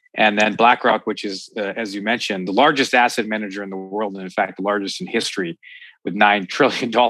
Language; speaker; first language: English; native; English